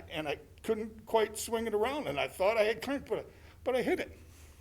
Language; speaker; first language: English; native; English